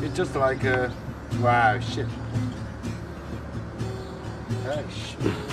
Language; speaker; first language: English; non-native, learner; Korean